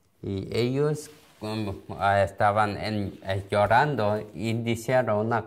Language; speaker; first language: Spanish; non-native, learner; Korean